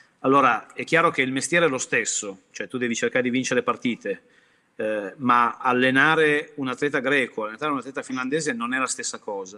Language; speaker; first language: Italian; native; Italian